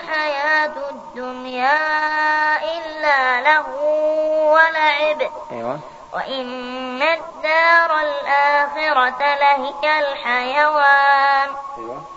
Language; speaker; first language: Arabic; native; Arabic